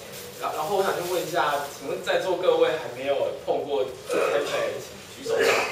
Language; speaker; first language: Chinese; native; Chinese